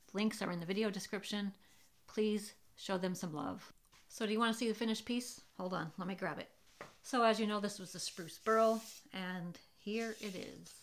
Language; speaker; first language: English; native; English